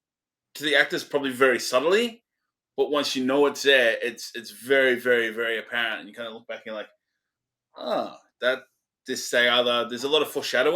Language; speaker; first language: English; native; English